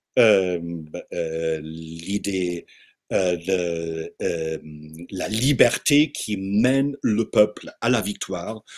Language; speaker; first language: French; non-native, fluent; German